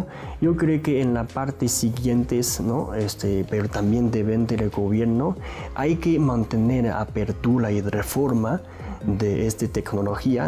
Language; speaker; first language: Spanish; non-native, learner; Chinese